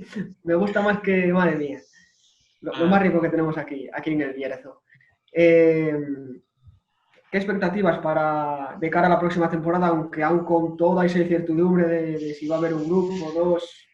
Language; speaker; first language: Spanish; native; Spanish